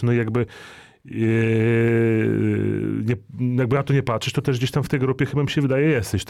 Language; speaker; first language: Polish; native; Polish